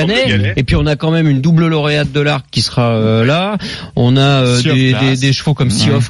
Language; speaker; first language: French; native; French